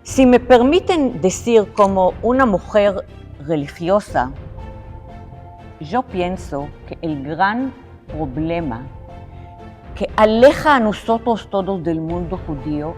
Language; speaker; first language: Spanish; non-native, fluent; Hebrew